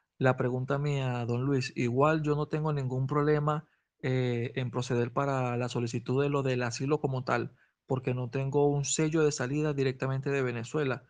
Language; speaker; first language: Spanish; native; Spanish